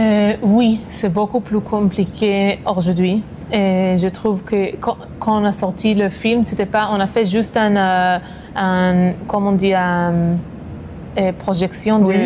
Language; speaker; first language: French; non-native, fluent; Hebrew